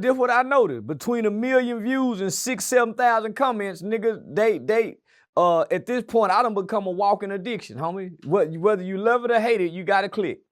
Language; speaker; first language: English; native; English